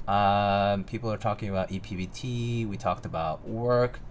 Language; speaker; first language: English; native; English